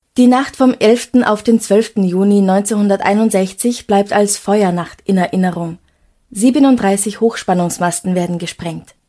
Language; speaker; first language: German; native; German